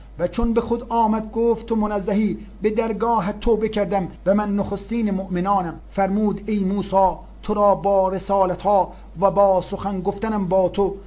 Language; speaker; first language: Persian; native; Persian